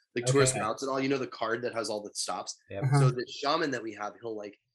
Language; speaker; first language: English; native; English